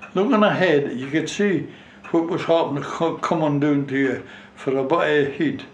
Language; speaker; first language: English; native; English